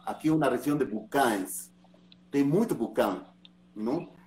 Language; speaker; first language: Portuguese; non-native, learner; Spanish